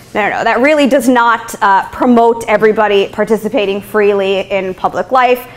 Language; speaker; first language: English; native; English